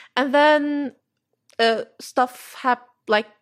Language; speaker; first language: English; non-native, fluent; Arabic